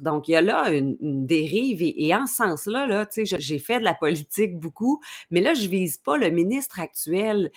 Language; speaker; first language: French; native; French